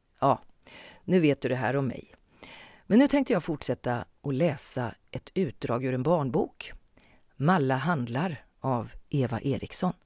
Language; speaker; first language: Swedish; native; Swedish